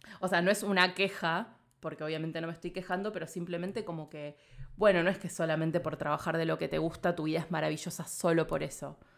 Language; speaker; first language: Spanish; native; Spanish